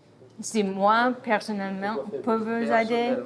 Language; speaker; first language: French; non-native, learner; English